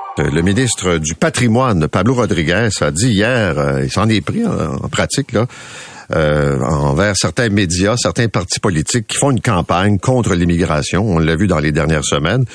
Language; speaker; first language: French; native; French